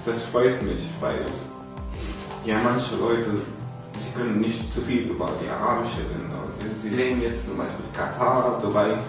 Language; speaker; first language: German; non-native, learner; Arabic